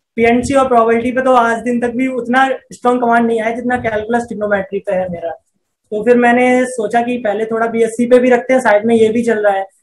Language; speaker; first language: Hindi; native; Hindi